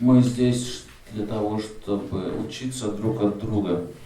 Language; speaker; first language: Russian; native; Russian